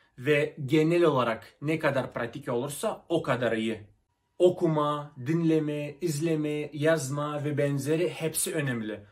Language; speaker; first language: Turkish; non-native, fluent; Russian